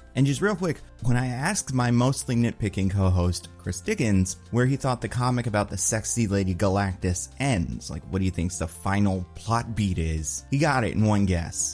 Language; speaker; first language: English; native; English